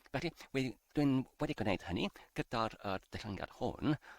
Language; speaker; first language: Welsh; non-native, learner; English